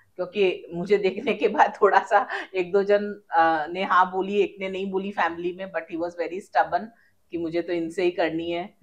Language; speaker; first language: Hindi; native; Hindi